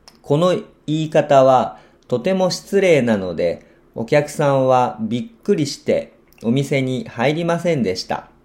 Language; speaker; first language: Japanese; non-native, fluent; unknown